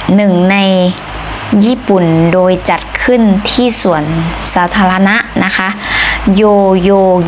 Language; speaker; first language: Thai; native; Thai